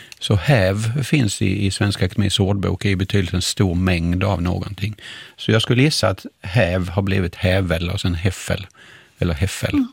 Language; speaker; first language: Swedish; native; Swedish